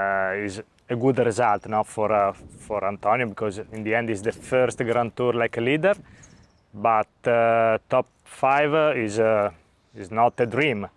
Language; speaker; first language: English; non-native, learner; Italian